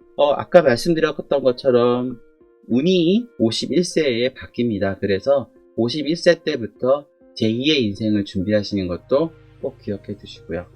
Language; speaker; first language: Korean; native; Korean